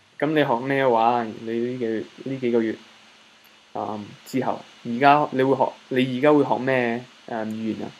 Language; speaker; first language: Cantonese; native; Cantonese